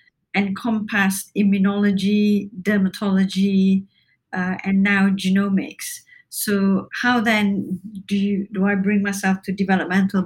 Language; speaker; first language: English; non-native, local second language; Malay